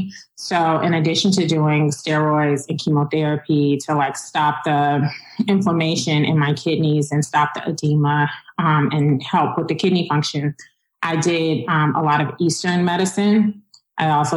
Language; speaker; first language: English; native; English